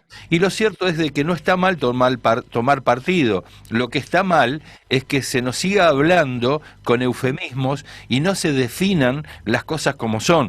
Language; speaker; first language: Spanish; native; Spanish